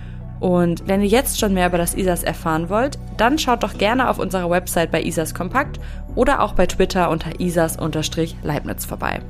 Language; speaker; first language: German; native; German